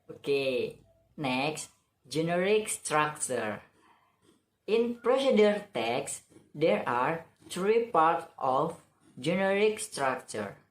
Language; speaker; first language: English; non-native, learner; Indonesian